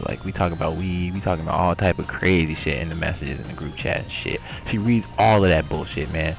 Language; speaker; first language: English; native; English